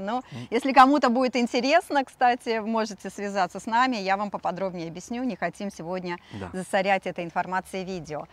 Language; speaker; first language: Russian; native; Russian